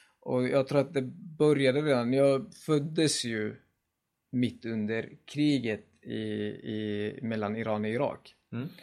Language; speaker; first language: Swedish; early bilingual, other home language; Kurdish